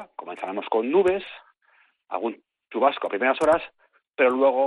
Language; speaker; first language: Spanish; native; Spanish